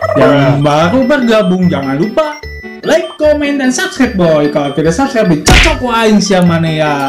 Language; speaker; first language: Indonesian; non-native, local second language; Sundanese